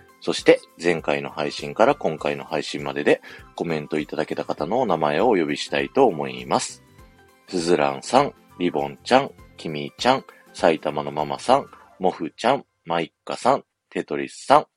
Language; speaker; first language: Japanese; native; Japanese